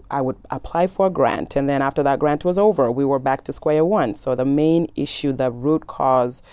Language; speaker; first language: English; early bilingual, other home language; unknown